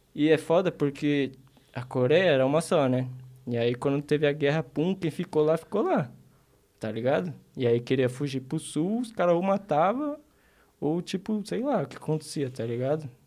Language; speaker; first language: Portuguese; early bilingual, other home language; Korean